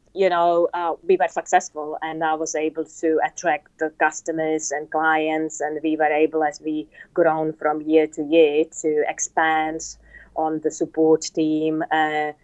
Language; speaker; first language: English; non-native, fluent; Czech